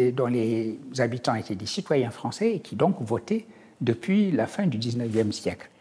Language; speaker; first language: French; non-native, local second language; Wolof